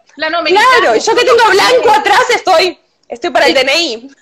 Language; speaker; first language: Spanish; native; Spanish